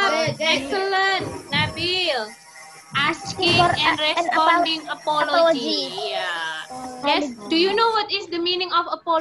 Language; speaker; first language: English; non-native, fluent; Indonesian